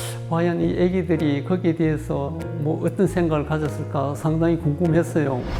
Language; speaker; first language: Korean; native; Korean